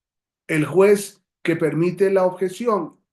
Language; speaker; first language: Spanish; native; Spanish